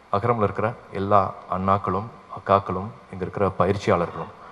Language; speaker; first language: Tamil; native; Tamil